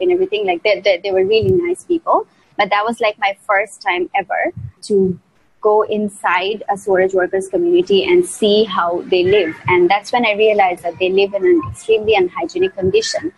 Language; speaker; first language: English; non-native, local second language; Bangla